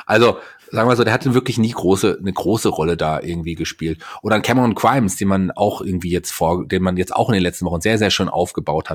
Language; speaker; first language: German; native; German